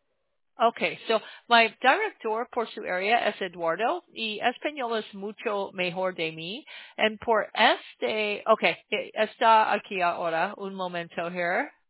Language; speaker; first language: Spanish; non-native, learner; English